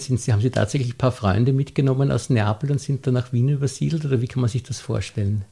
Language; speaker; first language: German; native; German